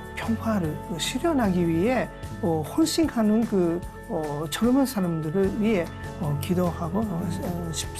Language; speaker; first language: Korean; non-native, learner; Japanese